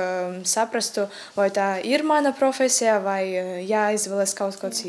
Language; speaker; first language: Latvian; non-native, local second language; Russian